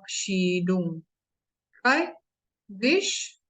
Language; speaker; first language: German; non-native, learner; Hindi